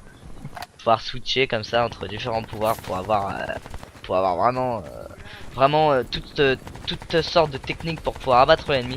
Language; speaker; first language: French; native; French